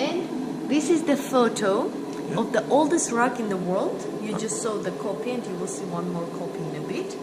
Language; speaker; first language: English; non-native, fluent; Armenian